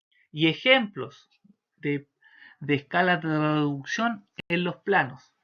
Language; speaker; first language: Spanish; native; Spanish